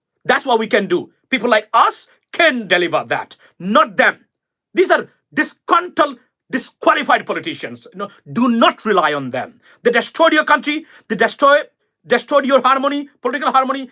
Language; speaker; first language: English; non-native, local second language; Bangla